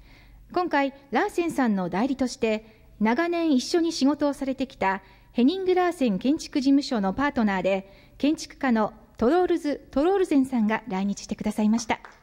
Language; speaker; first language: Japanese; native; Japanese